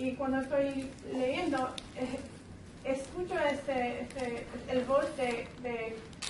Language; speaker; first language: Spanish; non-native, learner; English